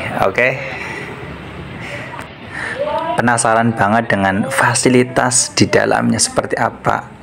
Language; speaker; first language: Indonesian; native; Indonesian